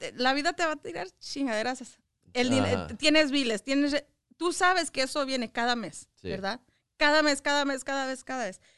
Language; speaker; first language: Spanish; early bilingual, heritage; Spanish